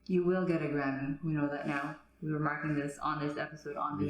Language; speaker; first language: English; native; English